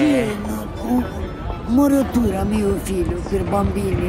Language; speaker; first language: Italian; non-native, learner; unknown